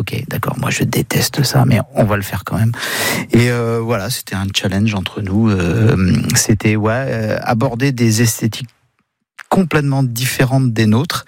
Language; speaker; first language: French; native; French